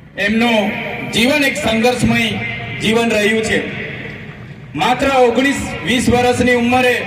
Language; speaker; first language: Gujarati; non-native, local second language; Bhili